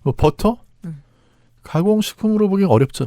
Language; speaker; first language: Korean; native; Korean